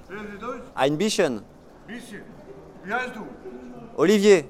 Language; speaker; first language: German; non-native, learner; French